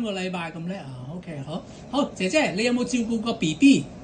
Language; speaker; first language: Cantonese; native; Cantonese